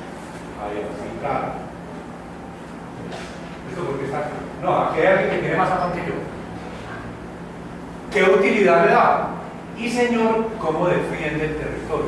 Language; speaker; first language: Spanish; native; Spanish